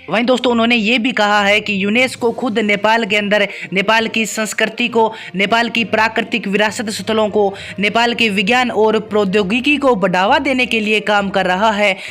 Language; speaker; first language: Hindi; native; Hindi